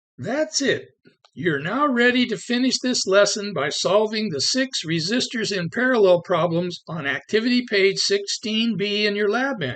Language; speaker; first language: English; native; English